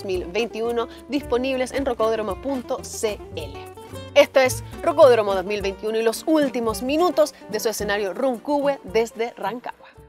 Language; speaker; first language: Spanish; native; Spanish